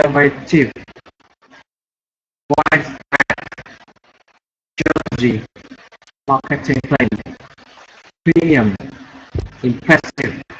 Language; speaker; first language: English; non-native, learner; Vietnamese